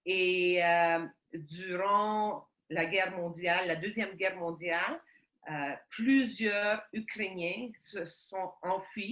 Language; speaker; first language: French; early bilingual, heritage; Ukrainian